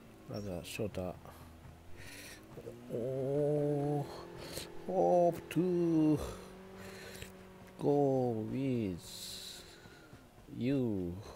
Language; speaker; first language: English; non-native, learner; Japanese